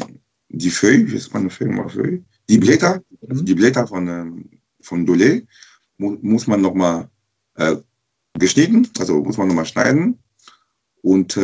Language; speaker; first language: German; non-native, learner; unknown